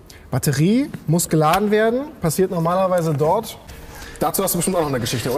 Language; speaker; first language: German; native; German